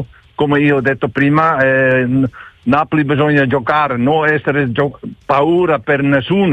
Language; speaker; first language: Italian; non-native, learner; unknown